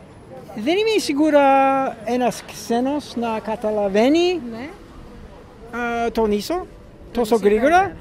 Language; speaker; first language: Greek; non-native, learner; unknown